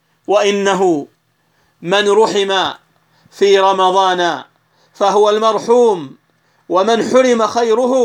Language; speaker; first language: Arabic; native; Arabic